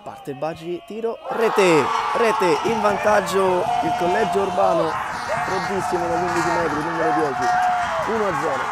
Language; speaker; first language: Italian; native; Italian